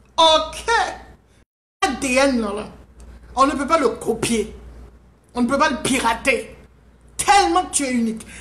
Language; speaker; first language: French; non-native, local second language; Haitian Creole